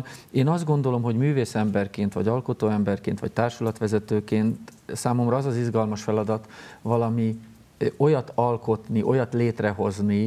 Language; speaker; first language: Hungarian; native; Hungarian